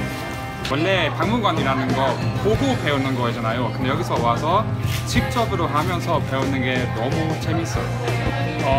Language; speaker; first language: Korean; non-native, fluent; German